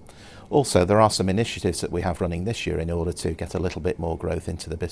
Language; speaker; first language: English; native; English